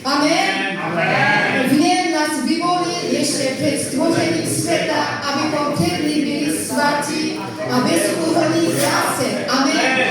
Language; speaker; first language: Czech; non-native, fluent; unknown